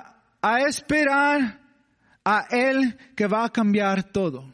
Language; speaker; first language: Spanish; non-native, learner; English